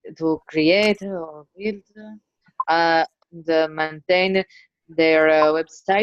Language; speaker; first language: English; non-native, learner; Spanish